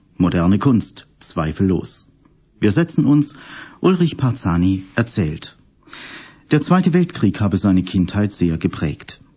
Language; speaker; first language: German; native; German